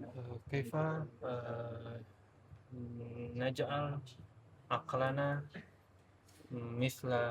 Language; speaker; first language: Arabic; non-native, learner; Indonesian